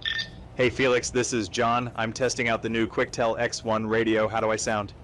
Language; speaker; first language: English; native; English